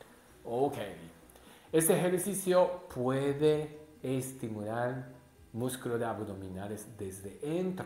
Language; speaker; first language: Spanish; non-native, learner; Japanese